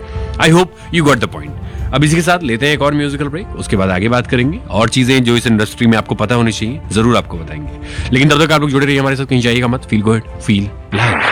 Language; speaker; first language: Hindi; native; Hindi